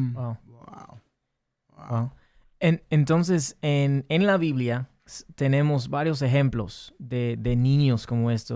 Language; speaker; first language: Spanish; early bilingual, heritage; English